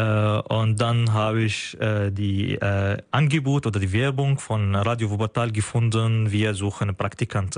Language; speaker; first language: German; non-native, fluent; Arabic